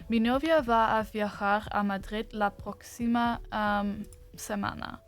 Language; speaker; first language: Spanish; non-native, learner; English